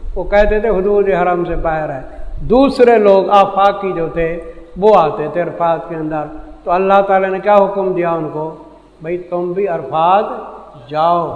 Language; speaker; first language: Urdu; non-native, local second language; Saraiki